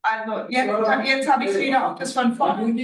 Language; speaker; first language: German; native; German